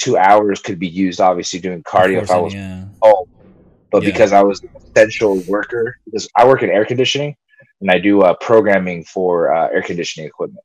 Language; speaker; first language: English; early bilingual, other home language; Spanish